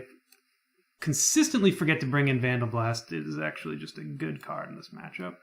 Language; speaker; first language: English; native; English